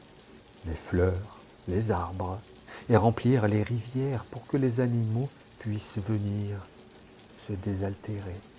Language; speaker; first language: French; native; French